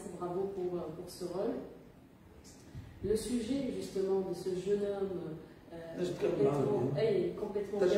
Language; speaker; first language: French; non-native, local second language; Arabic